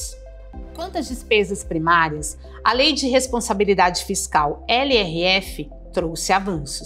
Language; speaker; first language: Portuguese; native; Portuguese